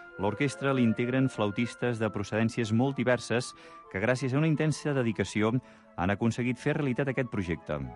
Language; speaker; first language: Catalan; native; Catalan